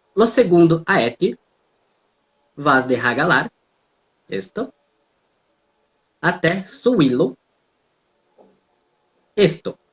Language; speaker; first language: Spanish; non-native, learner; Portuguese